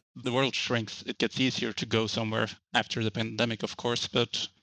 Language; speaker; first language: English; non-native, fluent; Norwegian